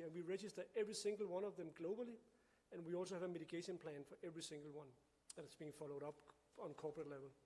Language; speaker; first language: English; non-native, fluent; Danish